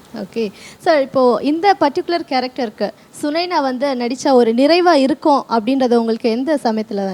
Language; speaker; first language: Tamil; native; Tamil